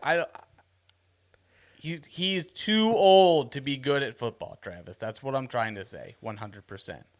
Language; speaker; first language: English; native; English